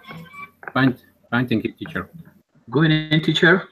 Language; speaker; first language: English; non-native, learner; Spanish